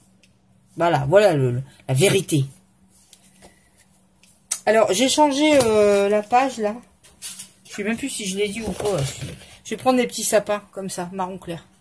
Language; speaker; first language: French; native; French